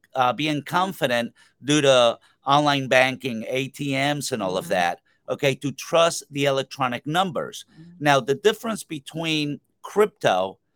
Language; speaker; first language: English; non-native, fluent; Spanish